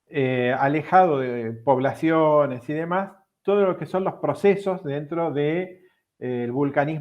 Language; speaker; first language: Spanish; native; Spanish